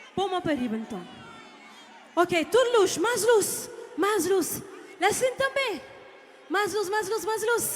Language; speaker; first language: Portuguese; non-native, local second language; Kabuverdianu